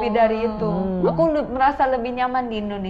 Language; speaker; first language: Indonesian; early bilingual, other home language; Korean